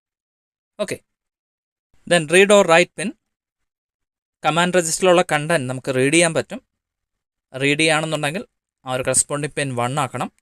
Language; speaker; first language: Malayalam; native; Malayalam